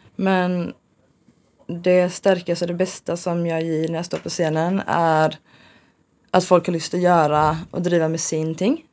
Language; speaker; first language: Swedish; native; Swedish